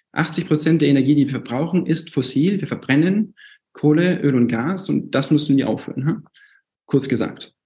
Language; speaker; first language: German; native; German